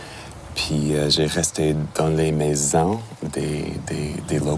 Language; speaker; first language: French; non-native, learner; English